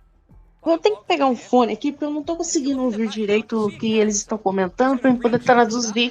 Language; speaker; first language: Portuguese; native; Portuguese